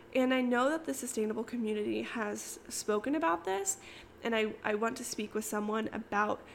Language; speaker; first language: English; native; English